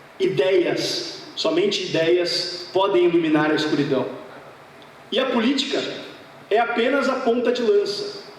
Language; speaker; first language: Portuguese; native; Portuguese